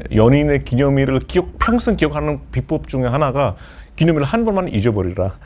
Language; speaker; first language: Korean; non-native, fluent; Hindi